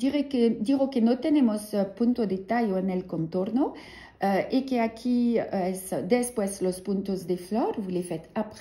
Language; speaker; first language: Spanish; non-native, learner; French